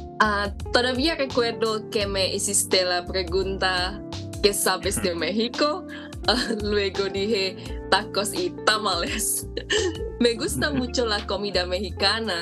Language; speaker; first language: Spanish; non-native, learner; Indonesian